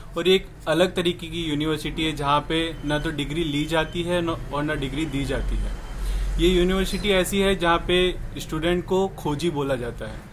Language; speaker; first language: Hindi; native; Hindi